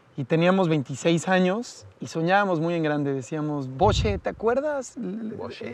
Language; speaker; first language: Spanish; native; Spanish